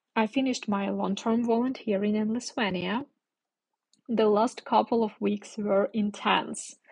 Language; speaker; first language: English; non-native, fluent; Ukrainian